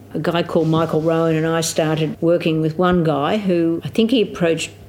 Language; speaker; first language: English; native; English